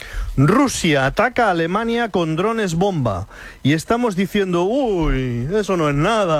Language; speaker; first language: Spanish; native; Spanish